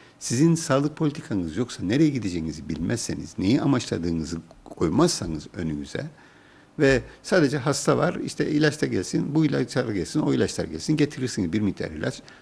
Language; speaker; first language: Turkish; native; Turkish